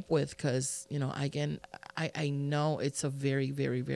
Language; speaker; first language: English; non-native, fluent; Spanish